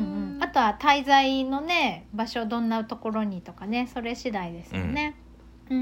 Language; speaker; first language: Japanese; native; Japanese